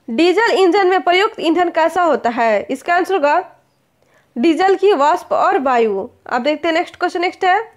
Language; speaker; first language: Hindi; native; Hindi